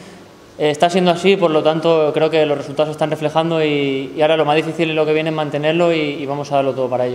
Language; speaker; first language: Spanish; native; Spanish